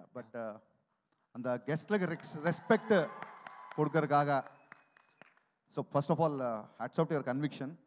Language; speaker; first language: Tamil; non-native, learner; Telugu